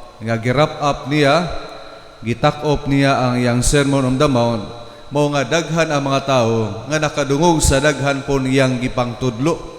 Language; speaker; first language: Cebuano; native; Cebuano